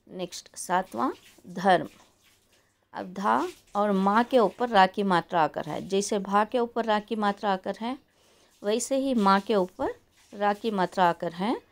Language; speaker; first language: Hindi; non-native, local second language; Kannada